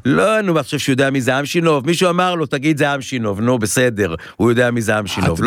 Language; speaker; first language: Hebrew; native; Hebrew